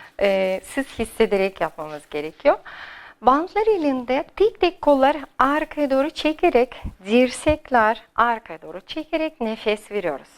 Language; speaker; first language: Turkish; non-native, learner; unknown